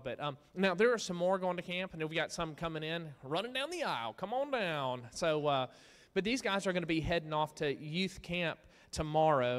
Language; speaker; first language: English; native; English